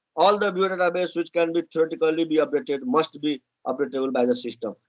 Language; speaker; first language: English; non-native, local second language; Nepali